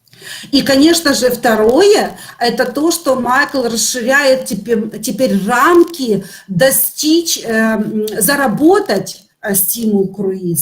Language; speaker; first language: Russian; native; Russian